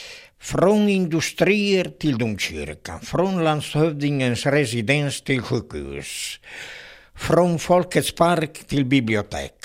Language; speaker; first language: Swedish; non-native, fluent; Italian